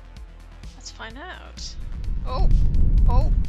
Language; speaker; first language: English; native; English